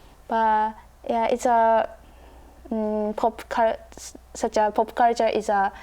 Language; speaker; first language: English; non-native, learner; Japanese